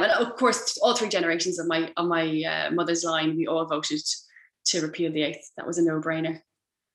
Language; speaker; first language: English; native; English